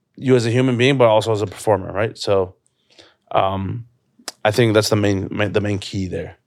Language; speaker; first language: English; native; English